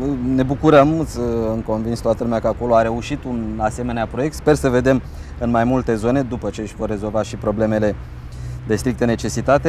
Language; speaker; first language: Romanian; native; Romanian